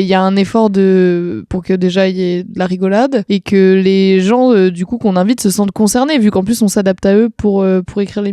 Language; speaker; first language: French; native; French